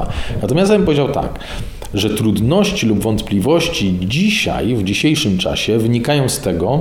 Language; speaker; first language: Polish; native; Polish